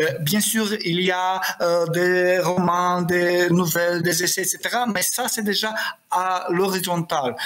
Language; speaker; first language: French; non-native, fluent; Romanian